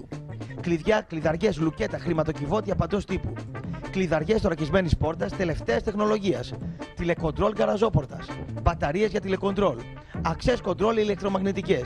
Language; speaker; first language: Greek; native; Greek